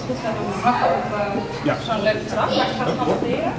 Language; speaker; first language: Dutch; native; Dutch